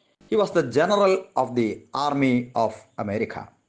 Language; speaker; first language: English; non-native, local second language; Malayalam